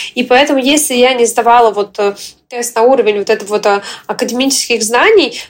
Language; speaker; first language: Russian; non-native, fluent; Ukrainian